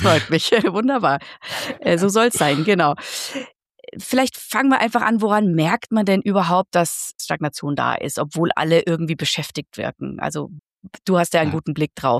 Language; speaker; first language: German; native; German